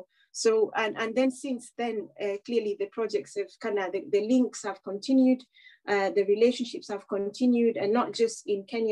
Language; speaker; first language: English; non-native, local second language; Kikuyu